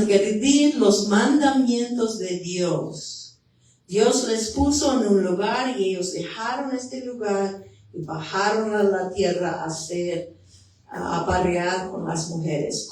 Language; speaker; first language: Spanish; non-native, fluent; English